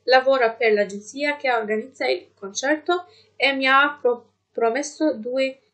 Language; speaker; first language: Italian; non-native, fluent; Arabic